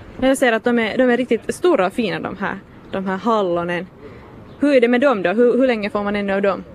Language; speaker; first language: Swedish; native; Swedish